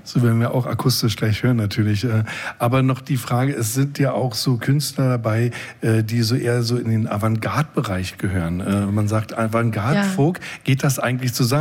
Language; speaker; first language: German; native; German